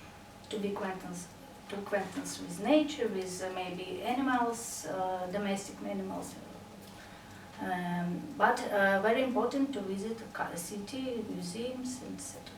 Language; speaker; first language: English; non-native, learner; Russian